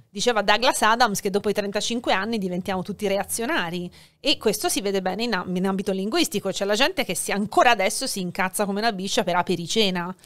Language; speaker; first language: Italian; native; Italian